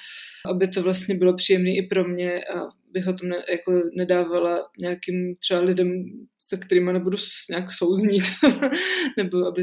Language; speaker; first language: Czech; native; Czech